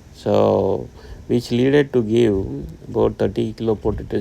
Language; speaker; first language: English; non-native, local second language; Tamil